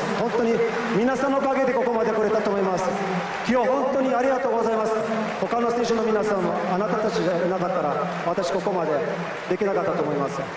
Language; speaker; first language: Japanese; non-native, fluent; Portuguese